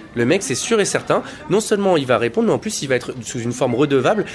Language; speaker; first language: French; native; French